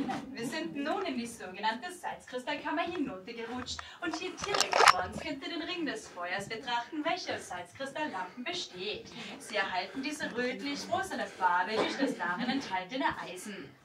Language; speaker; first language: German; native; German